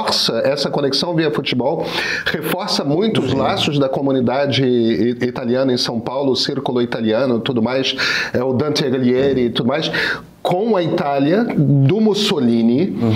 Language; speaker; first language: Portuguese; native; Portuguese